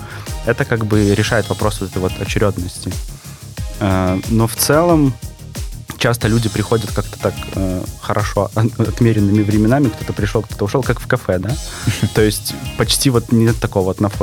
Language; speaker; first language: Russian; native; Russian